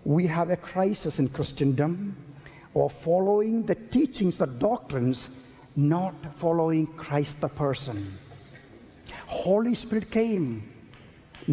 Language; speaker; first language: English; non-native, local second language; Malayalam